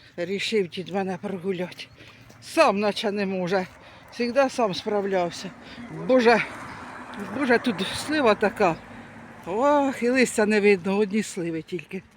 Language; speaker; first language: Ukrainian; native; Ukrainian